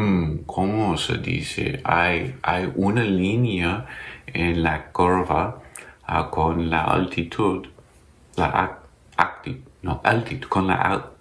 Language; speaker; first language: Spanish; non-native, learner; English